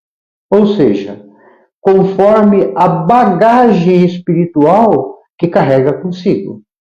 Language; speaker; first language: Portuguese; native; Portuguese